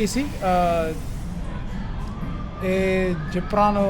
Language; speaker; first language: French; non-native, learner; Filipino